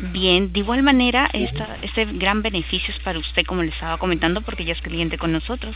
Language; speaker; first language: Spanish; native; Spanish